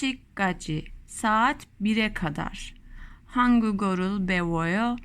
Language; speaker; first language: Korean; non-native, learner; Turkish